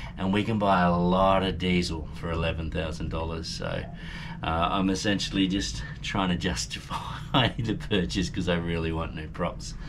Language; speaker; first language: English; native; English